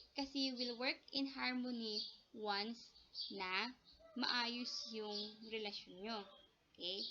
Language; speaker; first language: Filipino; non-native, local second language; Iloko